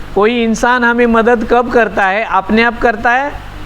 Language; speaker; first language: Hindi; non-native, local second language; Marathi